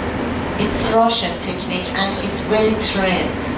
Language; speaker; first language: English; non-native, learner; Persian